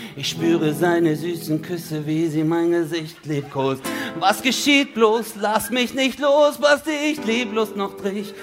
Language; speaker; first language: German; early bilingual, other home language; Turkish